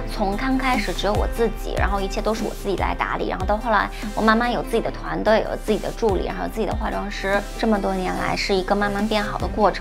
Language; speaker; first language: Chinese; native; Chinese